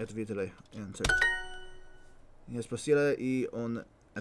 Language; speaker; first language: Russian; non-native, learner; English